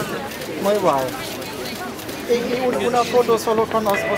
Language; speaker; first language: Spanish; non-native, learner; German